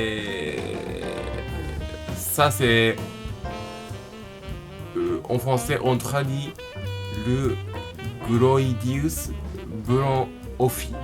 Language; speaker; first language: French; non-native, learner; Japanese